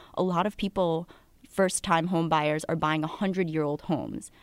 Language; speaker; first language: English; native; English